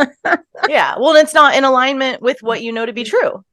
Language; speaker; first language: English; native; English